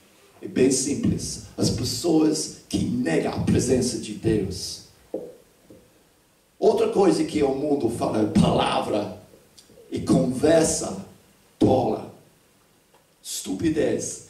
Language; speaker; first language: Portuguese; non-native, fluent; English